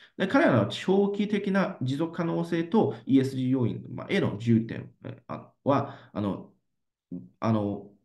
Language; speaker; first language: Japanese; non-native, fluent; Chinese